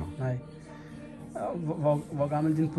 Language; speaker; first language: Danish; non-native, learner; Arabic